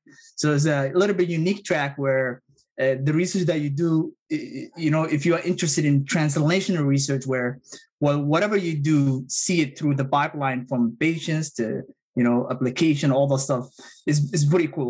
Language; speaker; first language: English; non-native, fluent; Somali